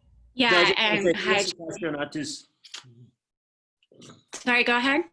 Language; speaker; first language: English; native; English